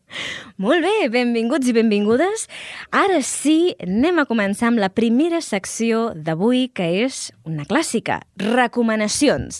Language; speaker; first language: Catalan; native; Catalan